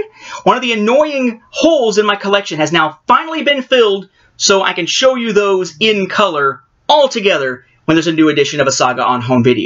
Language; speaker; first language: English; native; English